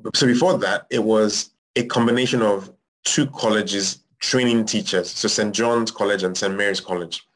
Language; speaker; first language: English; non-native, local second language; Yoruba